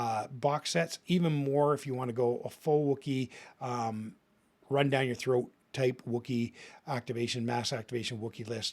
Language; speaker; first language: English; native; English